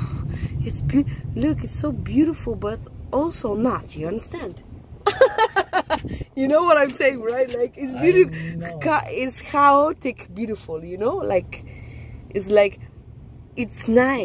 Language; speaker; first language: English; non-native, fluent; Dutch